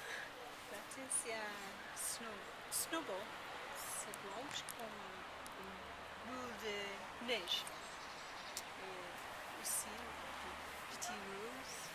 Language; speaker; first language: French; non-native, learner; English